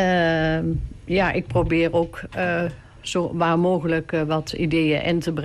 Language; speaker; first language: Dutch; native; Dutch